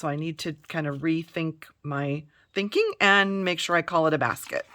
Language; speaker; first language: English; native; English